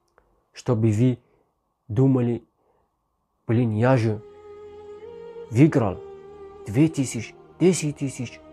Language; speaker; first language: Russian; non-native, learner; Tajik